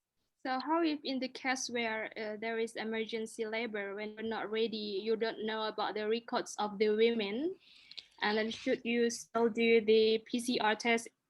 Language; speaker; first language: English; non-native, local second language; Indonesian